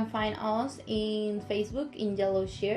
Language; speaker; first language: English; non-native, local second language; Spanish